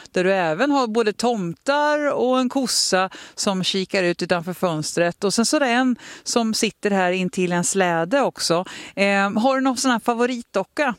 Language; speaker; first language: Swedish; native; Swedish